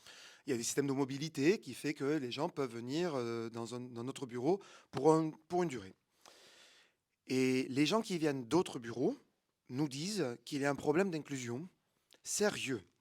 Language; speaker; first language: French; native; French